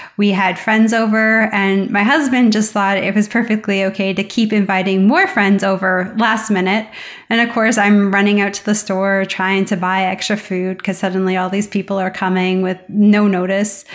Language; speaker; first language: English; native; English